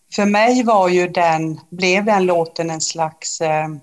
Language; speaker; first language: Swedish; native; Swedish